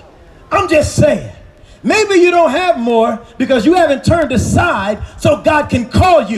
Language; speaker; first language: English; native; English